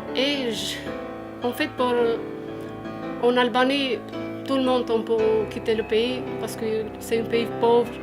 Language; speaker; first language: French; non-native, learner; Albanian